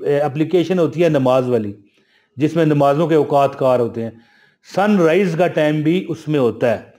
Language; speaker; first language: Urdu; non-native, local second language; Punjabi